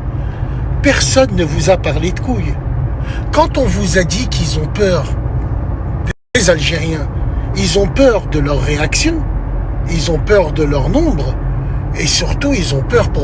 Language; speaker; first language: French; native; French